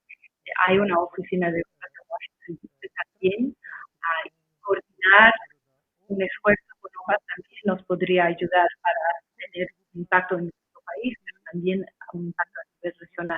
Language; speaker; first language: Spanish; non-native, fluent; English